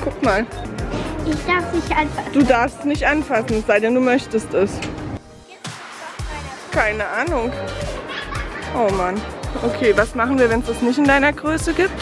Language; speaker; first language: German; native; German